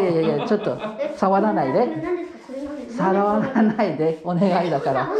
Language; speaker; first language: Japanese; non-native, fluent; French